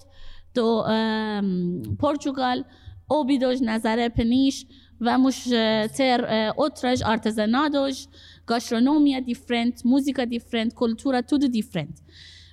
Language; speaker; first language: Portuguese; non-native, fluent; Persian